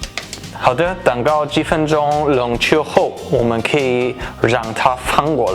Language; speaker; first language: Chinese; non-native, fluent; German